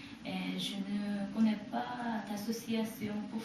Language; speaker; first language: French; non-native, learner; Korean